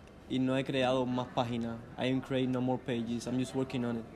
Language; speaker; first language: English; non-native, learner; Spanish